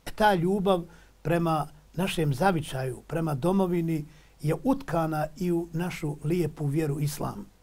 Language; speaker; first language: Bosnian; native; Bosnian